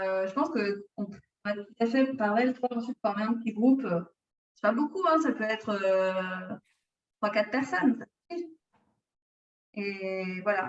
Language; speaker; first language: French; native; French